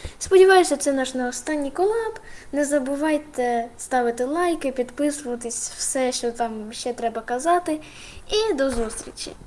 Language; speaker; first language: Ukrainian; native; Ukrainian